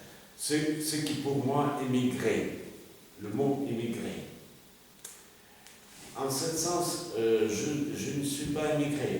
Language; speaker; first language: French; non-native, fluent; Russian